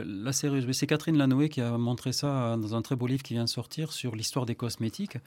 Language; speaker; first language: French; native; French